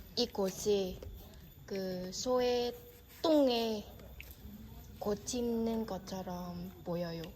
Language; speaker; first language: Korean; non-native, learner; Vietnamese